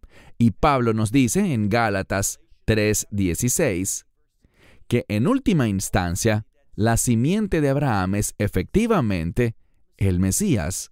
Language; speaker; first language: Spanish; native; Spanish